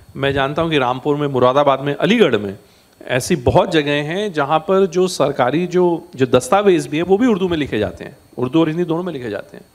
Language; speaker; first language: Hindi; native; Hindi